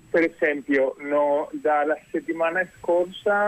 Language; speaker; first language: Italian; non-native, fluent; Spanish